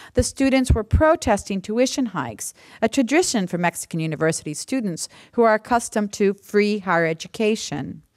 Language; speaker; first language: English; native; English